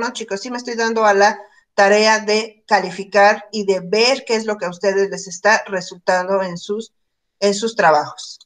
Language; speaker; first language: Spanish; native; Spanish